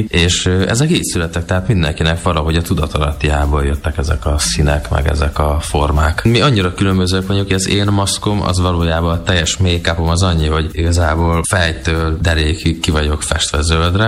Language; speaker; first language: Hungarian; native; Hungarian